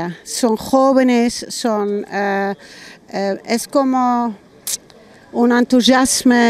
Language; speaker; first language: Spanish; non-native, learner; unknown